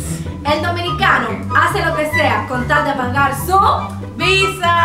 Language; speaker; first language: Spanish; native; Spanish